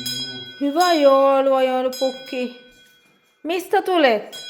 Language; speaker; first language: Finnish; non-native, learner; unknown